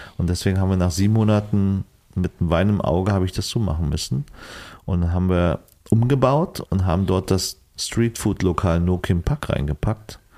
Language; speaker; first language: German; early bilingual, other home language; Vietnamese